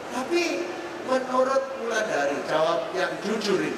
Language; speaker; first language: Indonesian; native; Indonesian